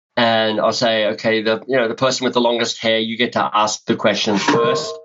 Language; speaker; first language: English; native; English